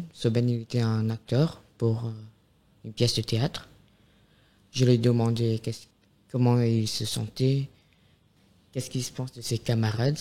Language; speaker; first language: French; non-native, fluent; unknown